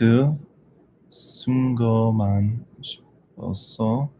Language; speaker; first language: Korean; non-native, learner; English